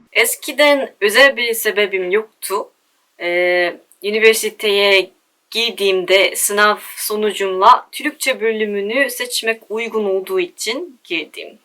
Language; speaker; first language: Turkish; non-native, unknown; Korean